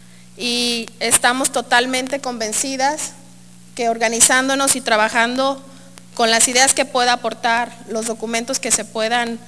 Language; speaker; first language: Spanish; native; Spanish